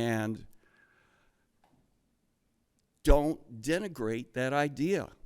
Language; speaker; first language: English; native; English